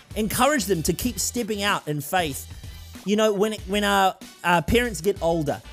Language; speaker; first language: English; native; English